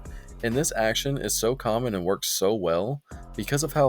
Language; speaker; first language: English; native; English